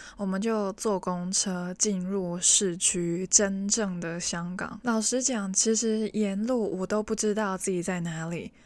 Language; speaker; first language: Chinese; non-native, local second language; Cantonese